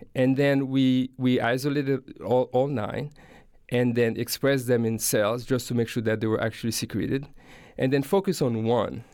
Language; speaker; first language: English; non-native, fluent; Haitian Creole